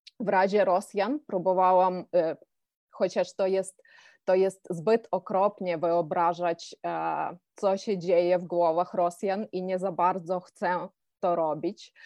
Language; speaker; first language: Polish; non-native, fluent; Ukrainian